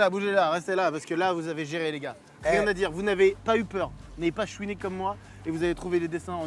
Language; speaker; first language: French; native; French